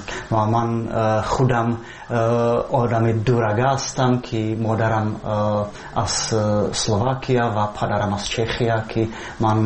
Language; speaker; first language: Persian; non-native, fluent; Czech